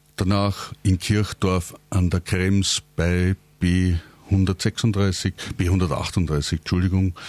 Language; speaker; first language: German; native; German